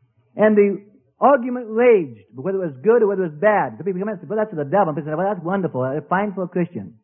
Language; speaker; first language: English; native; English